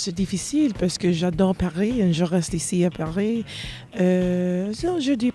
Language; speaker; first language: French; non-native, learner; English